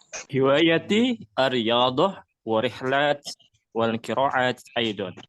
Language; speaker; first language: Arabic; non-native, learner; Indonesian